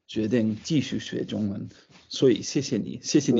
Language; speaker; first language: Chinese; non-native, fluent; English